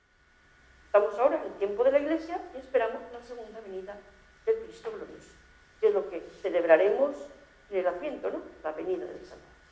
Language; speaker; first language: Spanish; native; Spanish